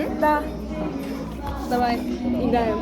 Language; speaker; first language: Russian; non-native, learner; Turkish